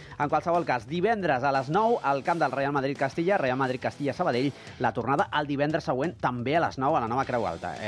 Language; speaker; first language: Catalan; native; Catalan